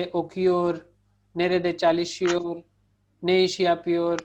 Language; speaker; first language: Turkish; non-native, fluent; Urdu